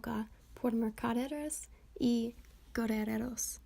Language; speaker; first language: Spanish; non-native, learner; English